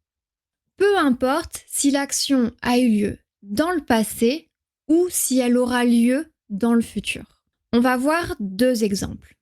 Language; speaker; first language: French; native; French